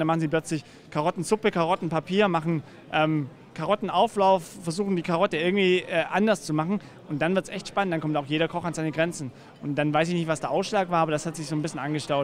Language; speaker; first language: German; native; German